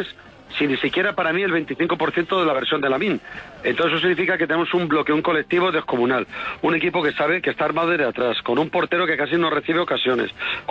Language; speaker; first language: Spanish; native; Spanish